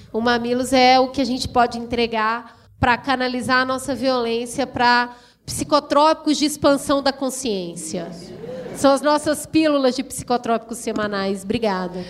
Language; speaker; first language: Portuguese; native; Portuguese